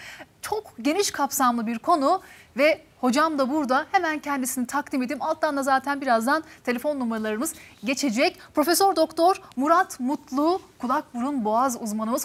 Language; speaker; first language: Turkish; native; Turkish